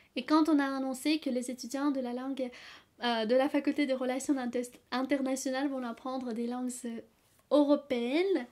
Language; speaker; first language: French; non-native, fluent; Russian